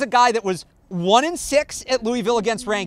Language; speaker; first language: English; native; English